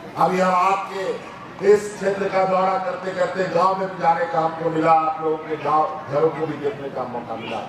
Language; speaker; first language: Hindi; non-native, local second language; Santali